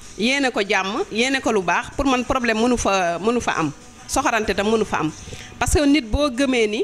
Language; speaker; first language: Wolof; native; Wolof